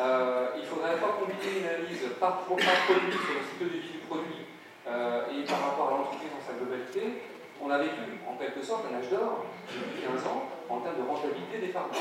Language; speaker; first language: French; native; French